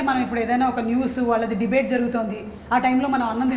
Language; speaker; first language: Telugu; native; Telugu